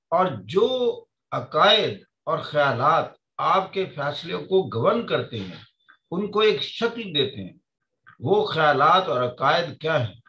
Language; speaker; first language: Urdu; non-native, local second language; Punjabi